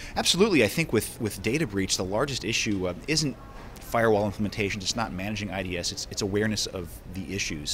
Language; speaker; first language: English; native; English